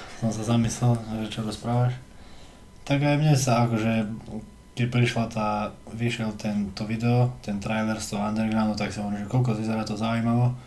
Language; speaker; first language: Slovak; early bilingual, heritage; Slovak